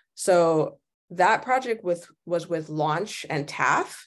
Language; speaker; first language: English; native; English